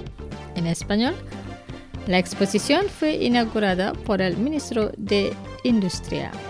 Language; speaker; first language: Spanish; non-native, fluent; Indonesian